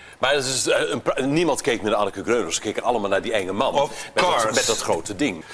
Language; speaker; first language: Dutch; native; Dutch